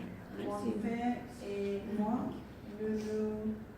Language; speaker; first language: French; non-native, learner; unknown